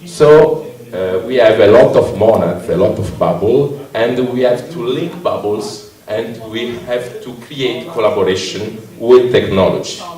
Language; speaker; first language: English; non-native, learner; Italian